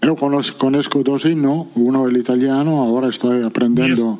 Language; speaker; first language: Portuguese; non-native, learner; Italian